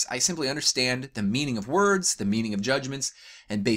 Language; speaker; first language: English; native; English